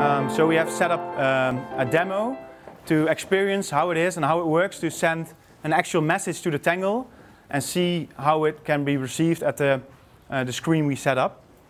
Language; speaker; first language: English; non-native, fluent; Dutch